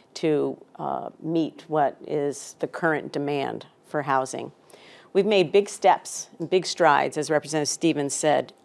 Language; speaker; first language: English; native; English